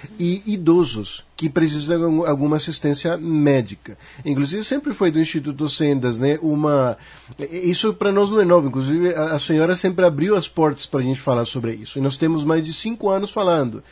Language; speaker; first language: Portuguese; non-native, fluent; Spanish